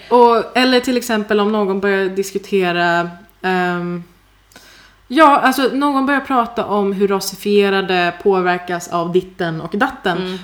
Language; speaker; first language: Swedish; early bilingual, other home language; Persian